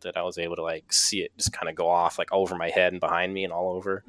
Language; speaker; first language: English; native; English